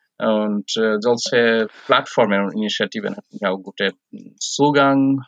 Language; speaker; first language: German; non-native, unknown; Bangla